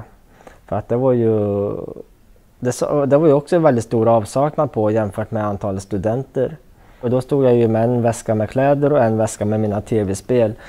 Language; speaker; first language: Swedish; native; Swedish